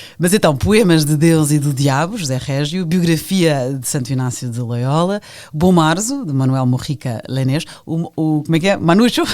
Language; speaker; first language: Portuguese; native; Portuguese